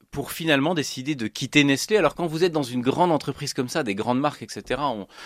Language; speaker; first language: French; native; French